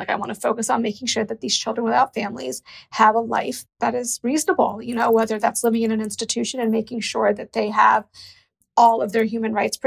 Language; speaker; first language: English; native; English